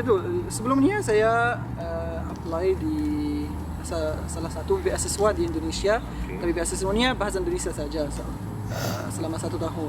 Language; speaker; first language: Indonesian; non-native, fluent; Arabic